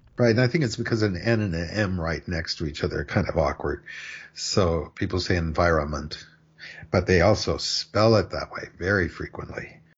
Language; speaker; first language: English; native; English